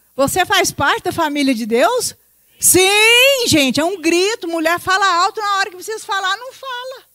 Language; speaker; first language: Portuguese; native; Portuguese